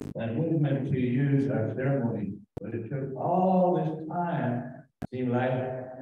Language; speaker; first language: English; native; English